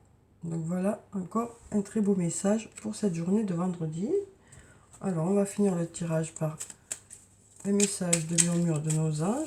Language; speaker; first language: French; native; French